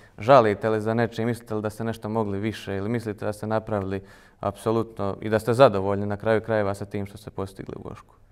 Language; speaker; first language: Croatian; native; Croatian